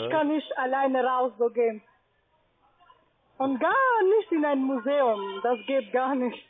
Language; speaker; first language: German; non-native, fluent; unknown